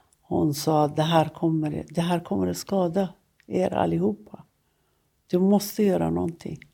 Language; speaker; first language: Swedish; non-native, fluent; Persian